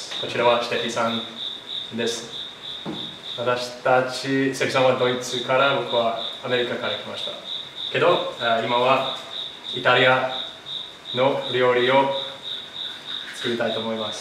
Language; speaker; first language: Japanese; non-native, learner; English